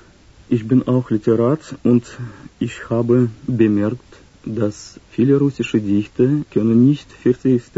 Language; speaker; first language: German; non-native, learner; Russian